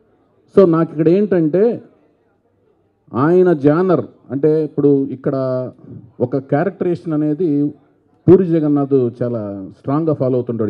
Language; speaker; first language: Telugu; native; Telugu